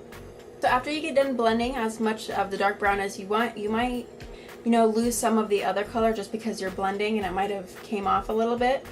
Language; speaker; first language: English; native; English